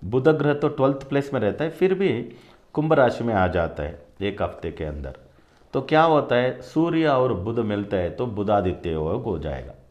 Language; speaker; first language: Hindi; non-native, local second language; Kannada